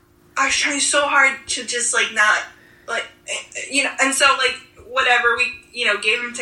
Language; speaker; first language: English; native; English